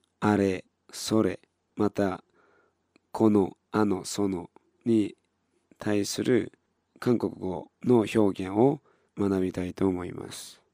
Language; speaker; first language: Japanese; non-native, fluent; Korean